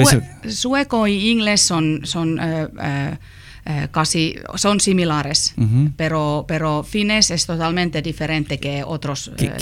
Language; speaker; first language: Spanish; non-native, learner; Finnish